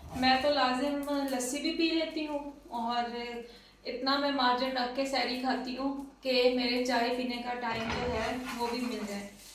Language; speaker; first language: Urdu; non-native, local second language; Punjabi